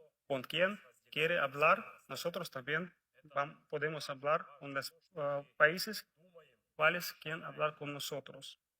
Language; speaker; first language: Spanish; non-native, fluent; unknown